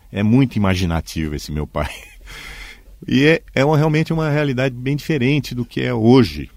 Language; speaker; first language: Portuguese; native; Portuguese